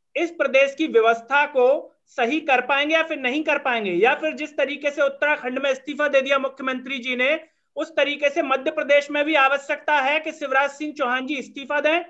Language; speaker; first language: Hindi; native; Hindi